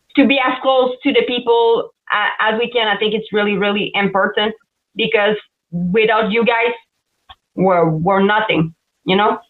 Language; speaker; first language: English; non-native, fluent; French